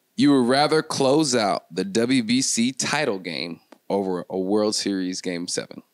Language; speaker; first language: English; native; English